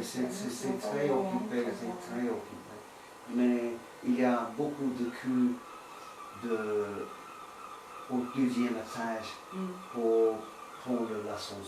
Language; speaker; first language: French; non-native, learner; English